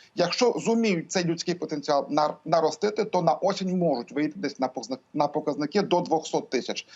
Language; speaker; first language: Ukrainian; native; Ukrainian